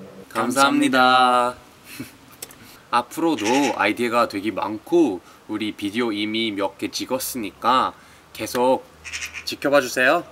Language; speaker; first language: Korean; non-native, fluent; English